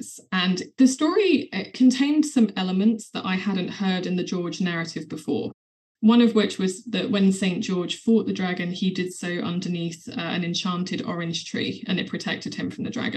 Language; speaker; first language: English; native; English